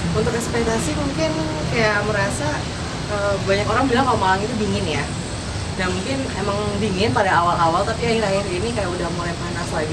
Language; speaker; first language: Indonesian; native; Indonesian